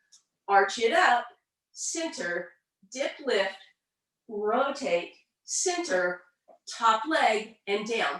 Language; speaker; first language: English; native; English